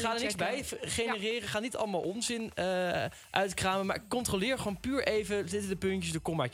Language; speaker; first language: Dutch; native; Dutch